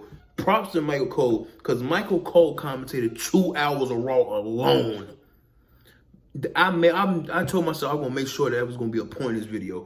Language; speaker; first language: English; native; English